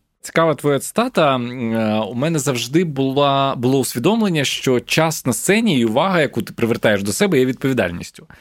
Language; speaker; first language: Ukrainian; native; Ukrainian